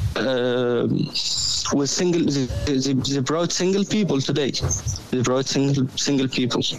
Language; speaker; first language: English; non-native, learner; Arabic